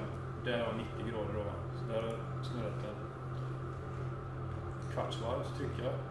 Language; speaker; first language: Swedish; native; Swedish